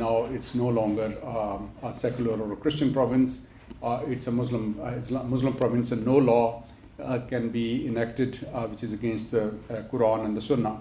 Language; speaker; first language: English; non-native, local second language; Urdu